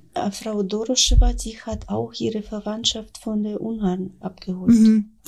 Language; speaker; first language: German; non-native, fluent; Ukrainian